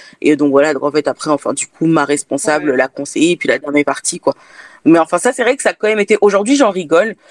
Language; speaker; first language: French; native; French